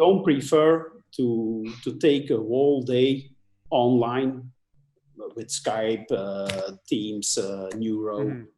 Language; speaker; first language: English; non-native, fluent; Dutch